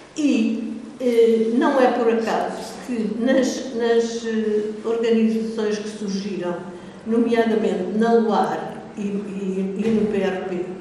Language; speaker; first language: Portuguese; native; Portuguese